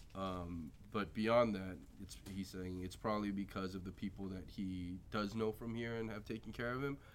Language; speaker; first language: English; early bilingual, other home language; Korean